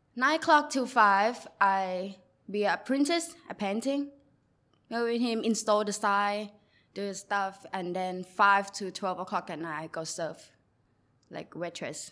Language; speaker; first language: English; non-native, learner; Thai